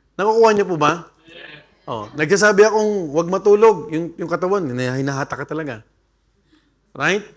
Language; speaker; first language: Filipino; native; Filipino